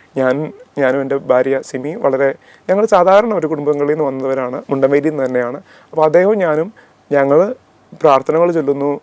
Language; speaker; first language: Malayalam; native; Malayalam